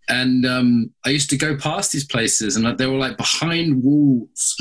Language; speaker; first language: English; native; English